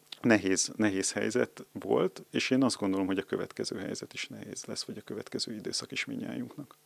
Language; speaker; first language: Hungarian; native; Hungarian